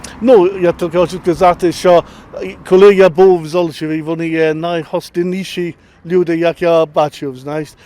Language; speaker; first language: Ukrainian; early bilingual, heritage; Ukrainian